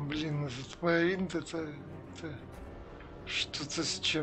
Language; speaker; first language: Russian; native; Russian